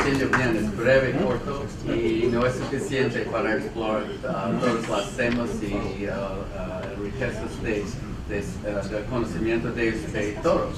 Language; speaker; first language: Spanish; non-native, fluent; English